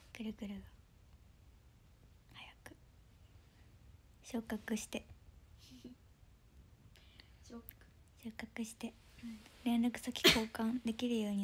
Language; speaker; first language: Japanese; native; Japanese